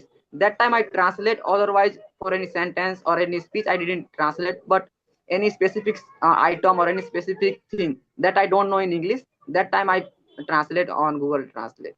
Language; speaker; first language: English; non-native, learner; Odia